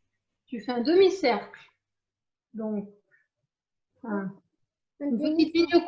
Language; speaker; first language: French; native; French